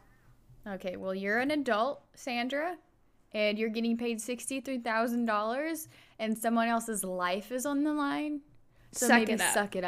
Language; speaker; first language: English; native; English